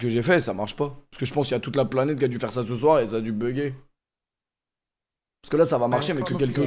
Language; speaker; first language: French; native; French